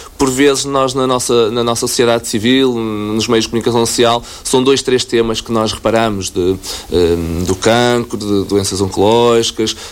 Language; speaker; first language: Portuguese; native; Portuguese